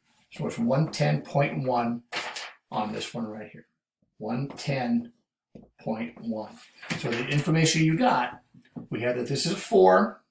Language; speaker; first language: English; native; English